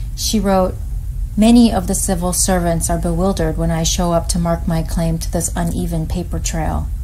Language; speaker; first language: English; native; English